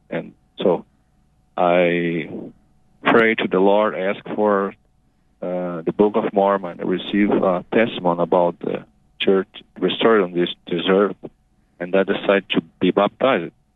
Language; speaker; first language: English; non-native, fluent; Portuguese